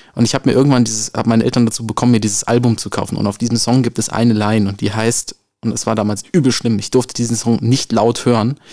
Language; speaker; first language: German; native; German